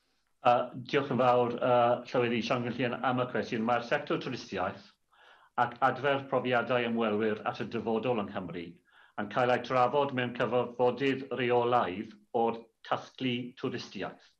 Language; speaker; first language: Welsh; non-native, local second language; English